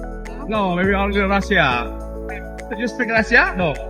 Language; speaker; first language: English; non-native, learner; Indonesian